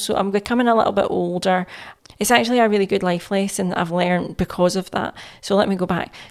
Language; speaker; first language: English; native; English